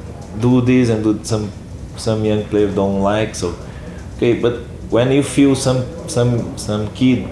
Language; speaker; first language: English; non-native, learner; Portuguese